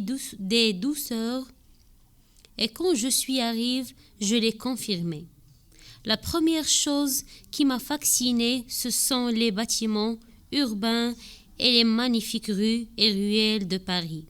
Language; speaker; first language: French; non-native, learner; Arabic